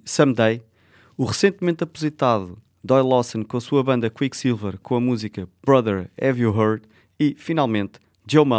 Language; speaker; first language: Portuguese; native; Portuguese